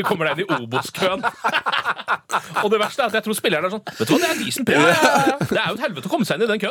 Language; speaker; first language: Norwegian; native; Norwegian